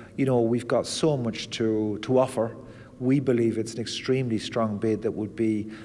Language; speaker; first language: English; native; English